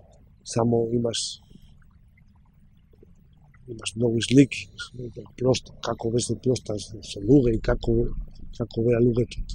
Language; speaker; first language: Macedonian; non-native, learner; Spanish